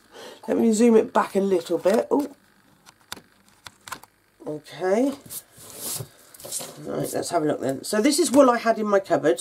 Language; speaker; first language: English; native; English